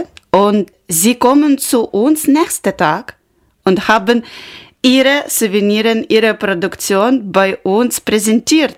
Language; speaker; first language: German; non-native, learner; Ukrainian